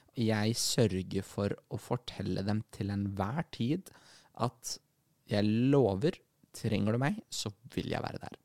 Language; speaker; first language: Norwegian; early bilingual, other home language; Arabic